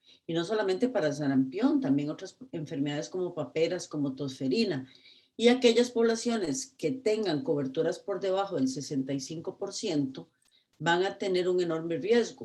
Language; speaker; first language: Spanish; native; Spanish